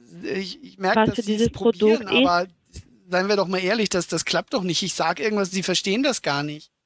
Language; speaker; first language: German; native; German